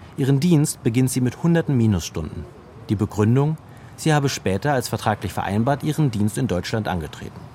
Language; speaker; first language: German; native; German